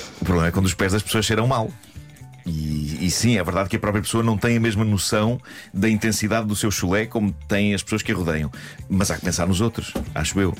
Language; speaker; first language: Portuguese; native; Portuguese